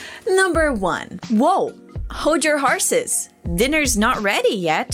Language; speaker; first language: English; non-native, fluent; Portuguese